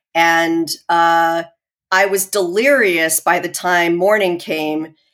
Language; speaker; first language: English; early bilingual, other home language; Chinese